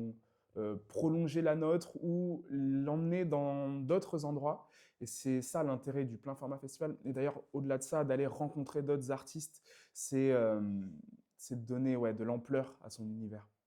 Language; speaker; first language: French; native; French